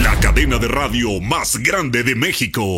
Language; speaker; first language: Spanish; native; Spanish